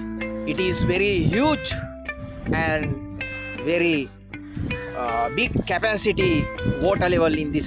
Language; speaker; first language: English; non-native, local second language; Sinhala